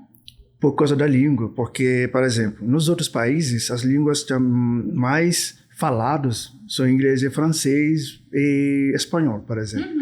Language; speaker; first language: Portuguese; non-native, fluent; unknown